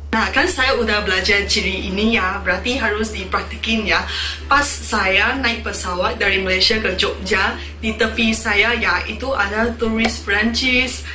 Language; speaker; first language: Indonesian; non-native, fluent; Min Nan Chinese